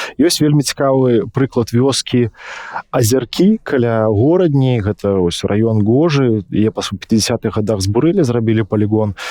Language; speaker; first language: Belarusian; non-native, local second language; Russian